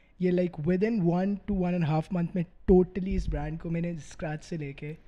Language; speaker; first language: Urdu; native; Urdu